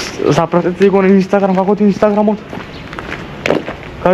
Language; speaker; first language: Macedonian; non-native, local second language; Romany